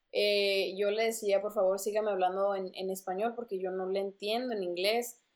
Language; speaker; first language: Spanish; early bilingual, other home language; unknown